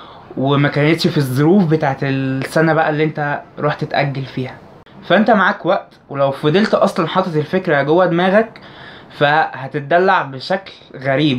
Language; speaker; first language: Arabic; native; Arabic